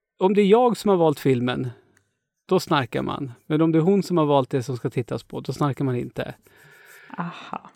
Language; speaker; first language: Swedish; native; Swedish